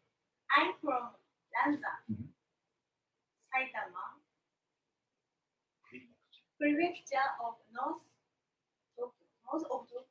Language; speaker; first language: English; non-native, learner; Japanese